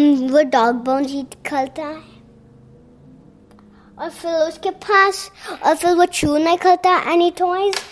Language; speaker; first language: Hindi; early bilingual, heritage; Hindi